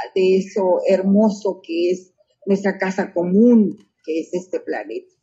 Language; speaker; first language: Spanish; native; Spanish